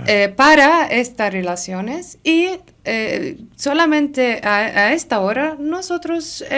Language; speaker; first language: Spanish; non-native, learner; Arabic